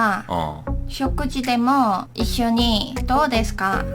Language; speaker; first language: Japanese; non-native, learner; Korean